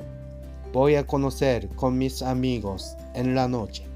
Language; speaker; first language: Spanish; non-native, learner; Japanese